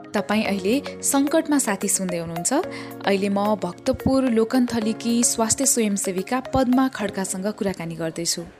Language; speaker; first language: Nepali; native; Nepali